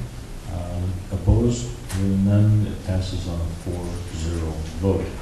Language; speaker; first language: English; native; English